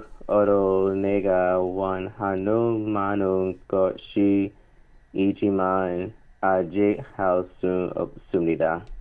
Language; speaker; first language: Korean; non-native, learner; English